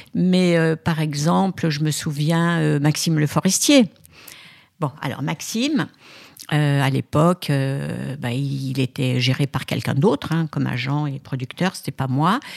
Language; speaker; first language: French; native; French